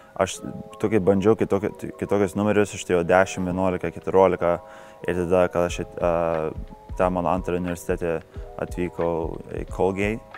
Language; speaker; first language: Lithuanian; early bilingual, heritage; Lithuanian